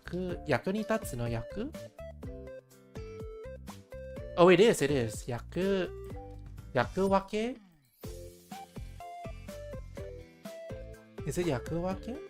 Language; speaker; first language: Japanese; non-native, learner; English